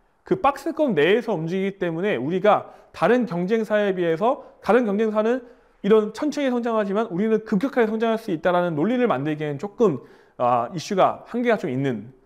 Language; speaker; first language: Korean; native; Korean